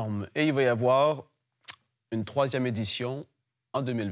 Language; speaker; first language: French; native; French